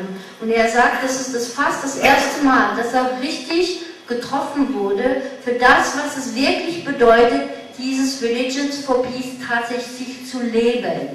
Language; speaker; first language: German; non-native, fluent; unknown